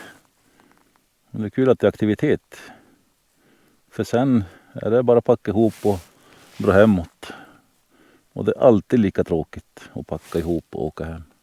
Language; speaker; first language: Swedish; native; Swedish